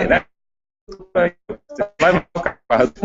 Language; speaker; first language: Dutch; native; Dutch